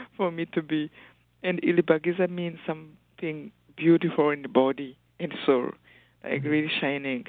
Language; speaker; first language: English; non-native, local second language; Kinyarwanda